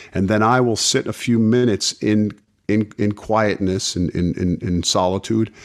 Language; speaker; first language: English; native; English